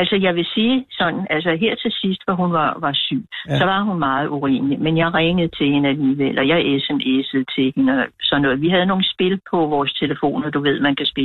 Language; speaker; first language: Danish; native; Danish